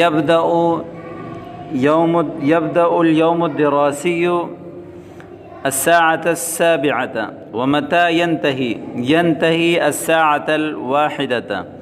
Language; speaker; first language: Arabic; non-native, fluent; Urdu